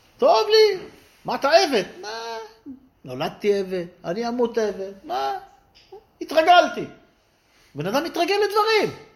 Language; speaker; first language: Hebrew; native; Hebrew